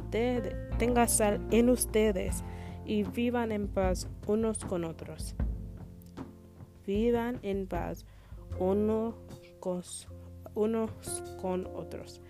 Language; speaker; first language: Spanish; non-native, learner; English